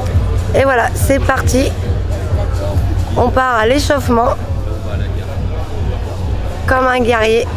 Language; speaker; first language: French; native; French